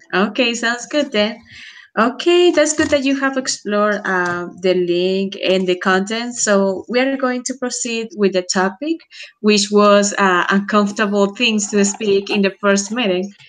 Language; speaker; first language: English; non-native, fluent; Spanish